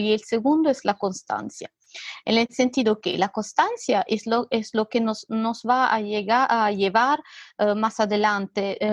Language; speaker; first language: Spanish; non-native, fluent; Italian